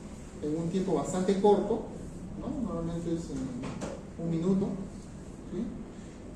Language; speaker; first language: Spanish; native; Spanish